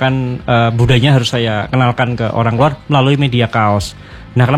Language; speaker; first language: Indonesian; native; Indonesian